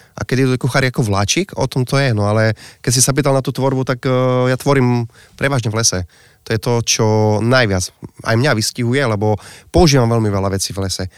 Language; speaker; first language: Slovak; native; Slovak